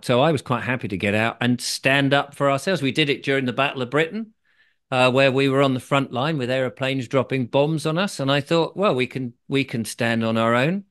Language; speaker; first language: English; native; English